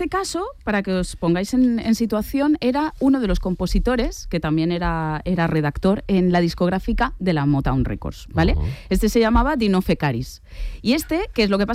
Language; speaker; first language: Spanish; native; Spanish